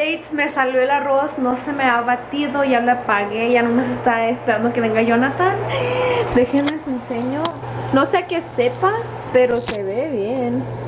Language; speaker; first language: Spanish; early bilingual, other home language; English